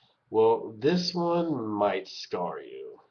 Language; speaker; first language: English; native; English